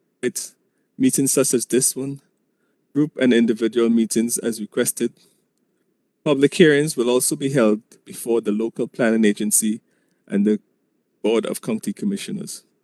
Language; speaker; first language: English; native; English